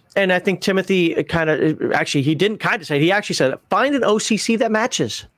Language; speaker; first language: English; native; English